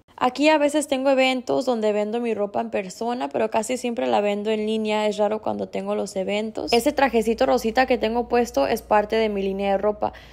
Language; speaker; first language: Spanish; early bilingual, heritage; Spanish